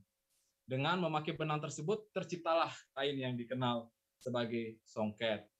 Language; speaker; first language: Indonesian; native; Indonesian